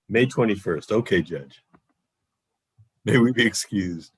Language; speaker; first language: English; native; English